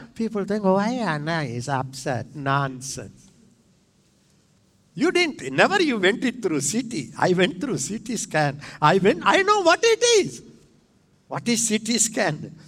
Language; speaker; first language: English; non-native, local second language; Tamil